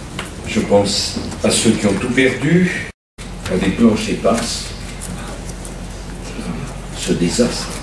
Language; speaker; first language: French; native; French